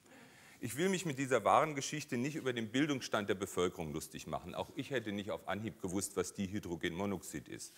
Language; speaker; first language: German; native; German